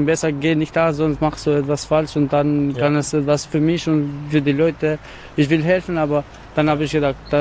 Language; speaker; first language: German; non-native, learner; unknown